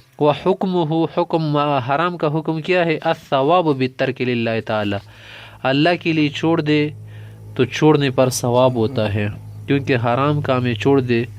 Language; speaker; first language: Urdu; non-native, local second language; Pashto